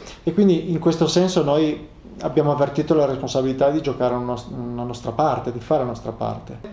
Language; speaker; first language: Italian; native; Italian